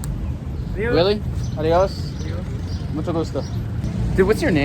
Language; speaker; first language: Spanish; non-native, learner; English